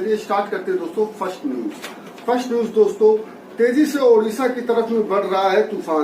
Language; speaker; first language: Hindi; native; Hindi